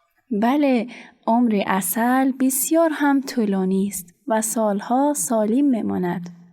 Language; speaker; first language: Persian; native; Persian